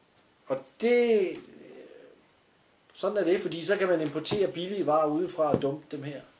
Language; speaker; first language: Danish; native; Danish